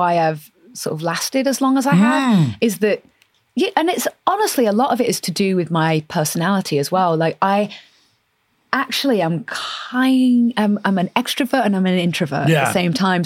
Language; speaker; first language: English; native; English